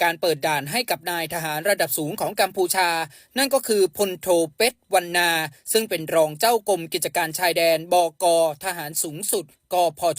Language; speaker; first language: Thai; native; Thai